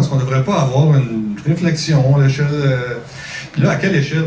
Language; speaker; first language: French; native; French